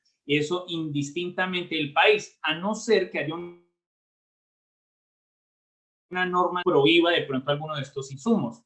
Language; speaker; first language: Spanish; native; Spanish